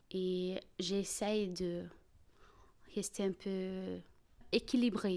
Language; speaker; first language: French; non-native, fluent; Portuguese